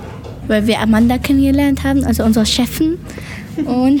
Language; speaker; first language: German; non-native, learner; Arabic